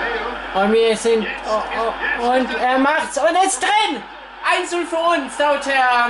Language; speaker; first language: German; non-native, fluent; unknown